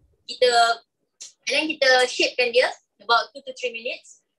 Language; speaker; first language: English; non-native, local second language; Malay